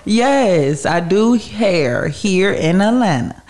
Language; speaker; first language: English; native; English